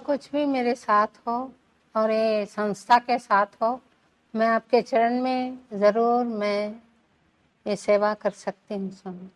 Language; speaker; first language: Hindi; non-native, local second language; Telugu